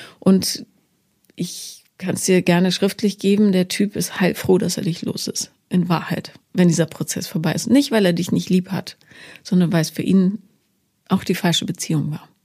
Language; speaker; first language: German; native; German